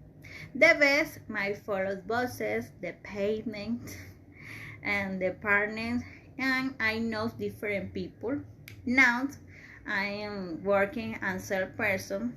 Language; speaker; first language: English; non-native, learner; Spanish